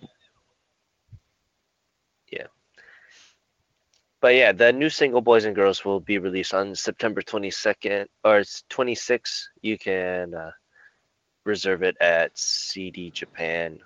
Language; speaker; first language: English; native; English